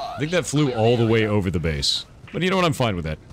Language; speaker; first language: English; native; English